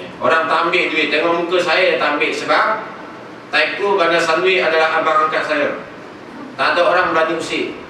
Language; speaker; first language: Malay; non-native, local second language; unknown